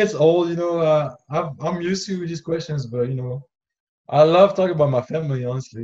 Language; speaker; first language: English; non-native, fluent; French